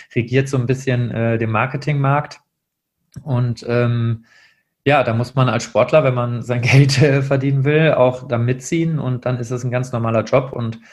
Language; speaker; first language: German; native; German